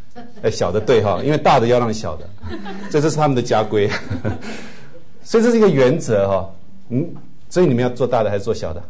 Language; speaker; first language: Chinese; native; Chinese